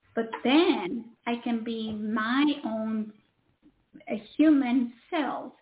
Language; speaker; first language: English; non-native, fluent; Spanish